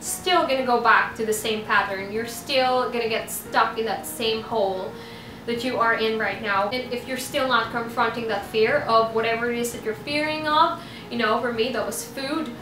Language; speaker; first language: English; non-native, local second language; Filipino